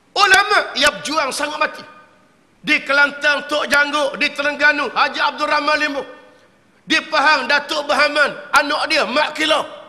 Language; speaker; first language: Malay; native; Malay